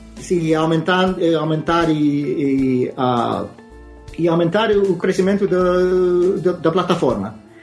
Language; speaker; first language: Portuguese; non-native, fluent; English